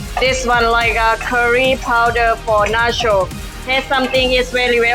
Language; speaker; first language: English; non-native, learner; Thai